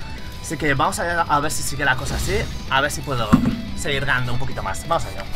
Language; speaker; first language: Spanish; native; Spanish